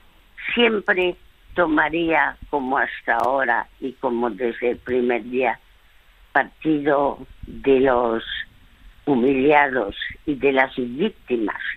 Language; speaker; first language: Spanish; early bilingual, other home language; French